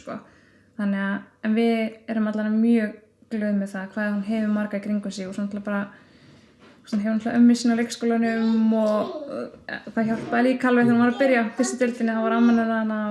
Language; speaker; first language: Icelandic; native; Icelandic